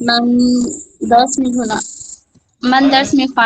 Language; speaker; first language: Persian; non-native, learner; Urdu